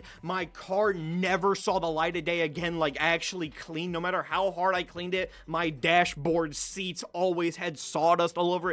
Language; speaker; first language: English; native; English